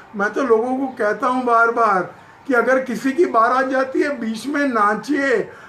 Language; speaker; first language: Hindi; non-native, local second language; Gujarati